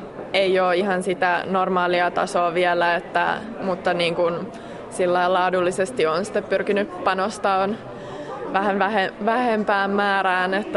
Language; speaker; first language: Finnish; native; Finnish